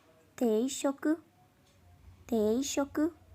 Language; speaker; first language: Japanese; non-native, fluent; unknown